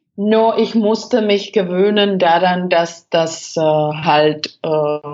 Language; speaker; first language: German; non-native, fluent; Czech